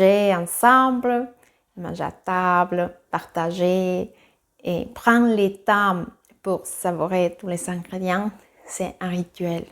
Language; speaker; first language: French; non-native, fluent; Spanish